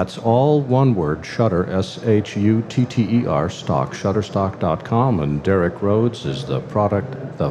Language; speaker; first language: English; native; English